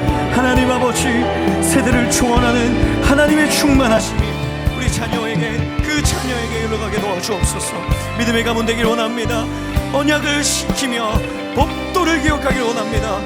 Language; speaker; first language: Korean; native; Korean